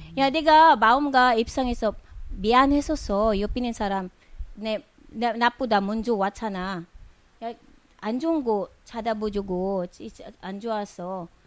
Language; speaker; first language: Korean; non-native, learner; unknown